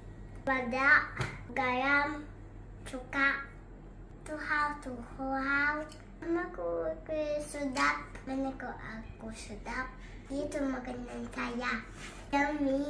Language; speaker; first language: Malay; non-native, local second language; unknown